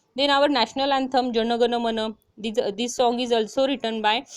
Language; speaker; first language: English; non-native, local second language; Marathi